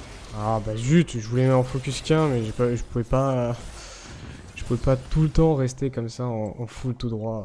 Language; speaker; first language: French; native; French